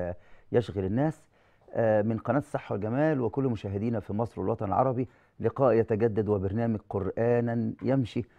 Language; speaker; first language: Arabic; native; Arabic